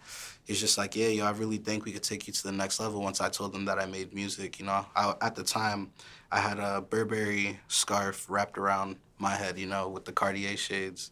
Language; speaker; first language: English; early bilingual, other home language; Haitian Creole